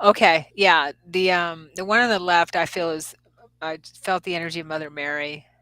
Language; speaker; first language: English; native; English